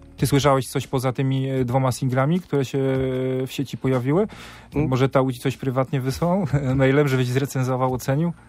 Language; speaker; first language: Polish; native; Polish